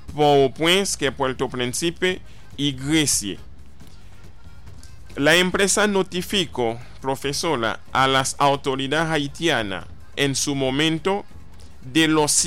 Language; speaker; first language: Spanish; non-native, fluent; Haitian Creole